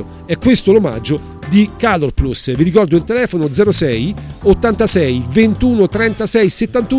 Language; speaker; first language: Italian; native; Italian